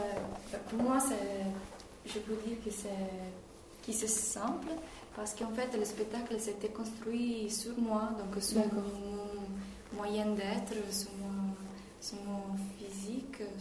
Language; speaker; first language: French; non-native, fluent; Italian